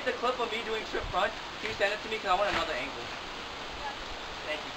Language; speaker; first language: English; native; English